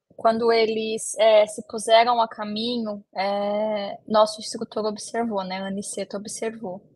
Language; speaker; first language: Portuguese; native; Portuguese